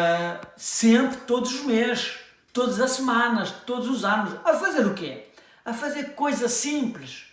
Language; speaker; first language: Portuguese; early bilingual, heritage; French